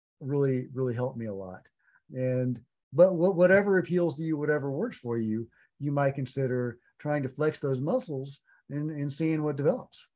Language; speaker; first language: English; native; English